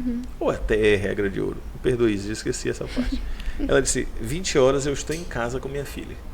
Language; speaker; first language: Portuguese; native; Portuguese